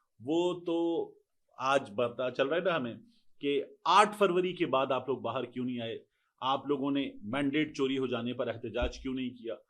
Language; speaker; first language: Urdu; native; Urdu